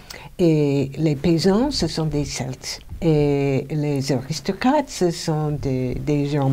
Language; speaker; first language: French; non-native, fluent; English